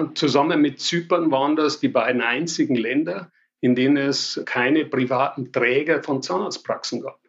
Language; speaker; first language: German; native; German